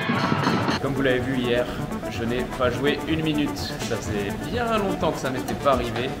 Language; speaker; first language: French; native; French